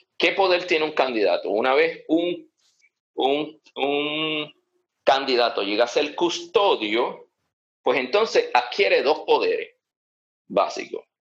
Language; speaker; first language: Spanish; early bilingual, heritage; Spanish